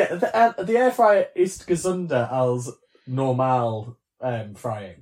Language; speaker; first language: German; non-native, learner; English